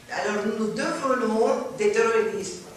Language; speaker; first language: French; non-native, fluent; Arabic